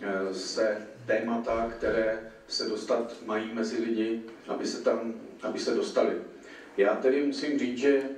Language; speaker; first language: Czech; native; Czech